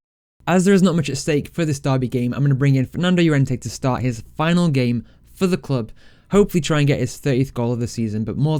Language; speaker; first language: English; native; English